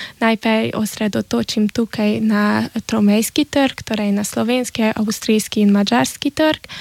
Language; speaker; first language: Slovenian; early bilingual, heritage; Slovenian